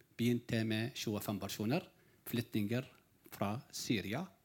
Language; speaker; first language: Norwegian; non-native, learner; Arabic